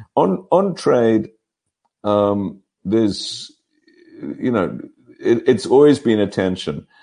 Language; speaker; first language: English; native; English